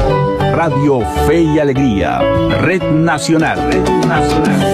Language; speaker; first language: Spanish; native; Spanish